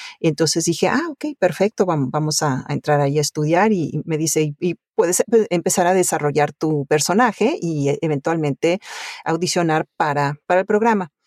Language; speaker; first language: Spanish; early bilingual, other home language; Italian